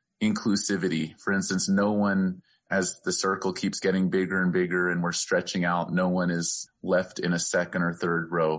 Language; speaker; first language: English; native; English